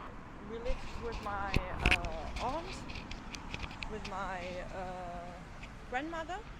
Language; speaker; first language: English; non-native, learner; German